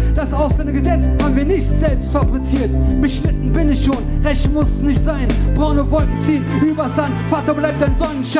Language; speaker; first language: German; early bilingual, other home language; Turkish